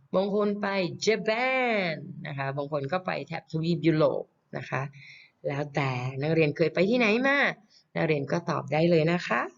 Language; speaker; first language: Thai; native; Thai